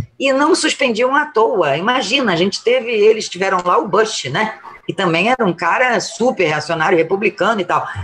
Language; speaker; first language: Portuguese; native; Portuguese